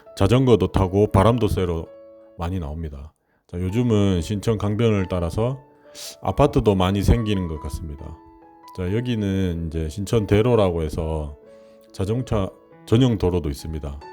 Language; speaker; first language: Korean; native; Korean